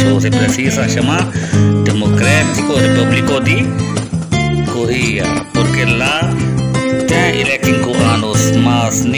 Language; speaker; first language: Portuguese; non-native, learner; Hindi